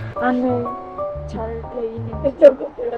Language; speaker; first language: Korean; non-native, learner; Khmer